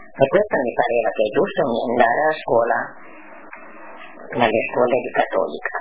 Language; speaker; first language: Italian; non-native, local second language; Friulian